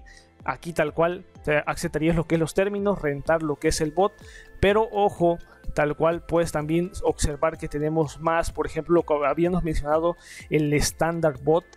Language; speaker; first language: Spanish; native; Spanish